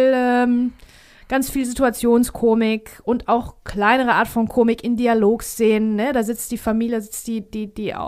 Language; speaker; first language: German; early bilingual, heritage; Greek